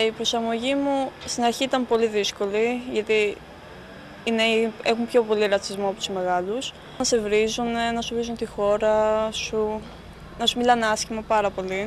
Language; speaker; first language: Greek; early bilingual, other home language; Albanian